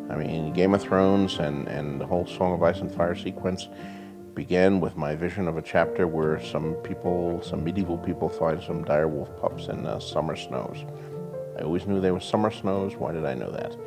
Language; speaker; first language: English; native; English